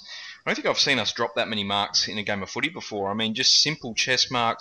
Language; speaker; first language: English; native; English